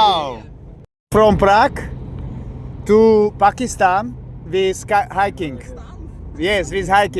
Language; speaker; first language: English; non-native, learner; Slovak